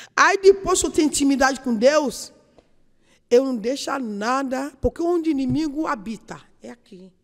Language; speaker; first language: Portuguese; non-native, learner; Yoruba